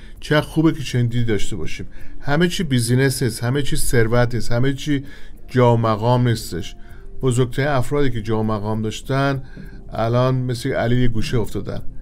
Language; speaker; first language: Persian; native; Persian